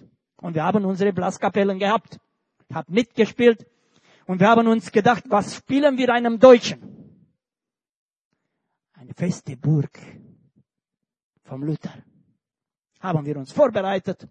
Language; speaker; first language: German; non-native, fluent; Romanian